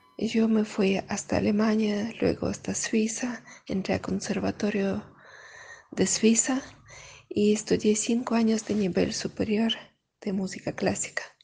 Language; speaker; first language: Spanish; non-native, fluent; Russian